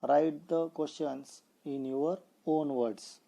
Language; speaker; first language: English; non-native, local second language; Marathi